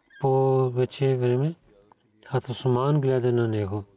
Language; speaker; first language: Bulgarian; non-native, learner; Urdu